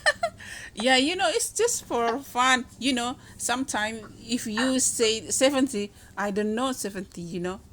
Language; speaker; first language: English; non-native, learner; Indonesian